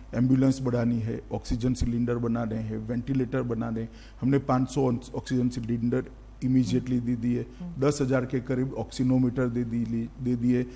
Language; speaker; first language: Hindi; non-native, local second language; Gujarati